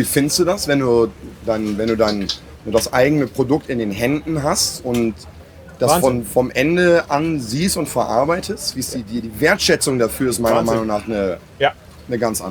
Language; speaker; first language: German; native; German